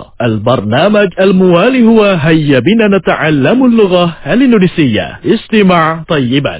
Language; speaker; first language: Arabic; non-native, fluent; Indonesian